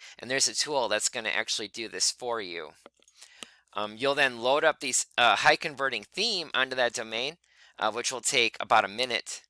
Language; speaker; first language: English; native; English